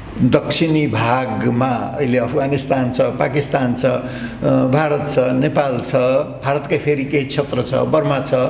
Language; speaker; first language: Nepali; non-native, local second language; Maithili